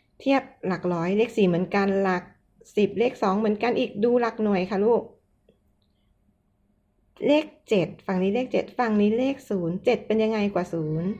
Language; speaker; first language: Thai; native; Thai